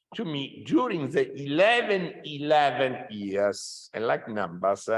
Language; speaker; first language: English; non-native, fluent; Italian